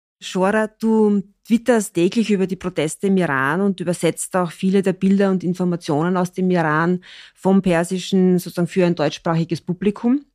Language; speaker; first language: German; native; German